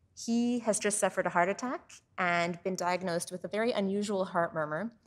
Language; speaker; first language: English; native; English